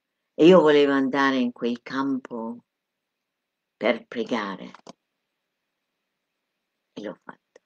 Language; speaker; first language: Italian; non-native, fluent; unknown